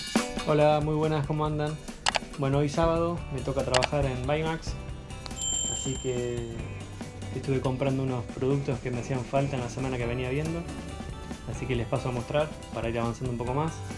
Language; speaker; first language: Spanish; native; Spanish